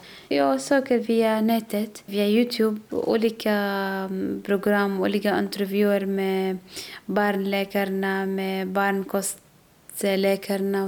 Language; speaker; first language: Swedish; non-native, learner; Arabic